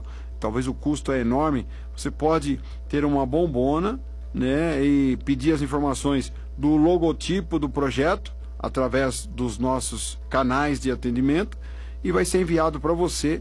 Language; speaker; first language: Portuguese; native; Portuguese